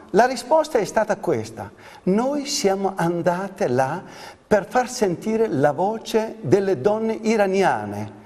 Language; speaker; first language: Italian; non-native, fluent; Persian